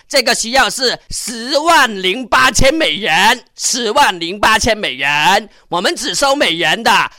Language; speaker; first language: Chinese; non-native, local second language; Cantonese